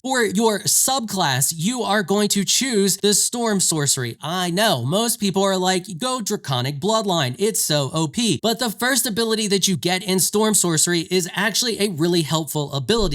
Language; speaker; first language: English; native; English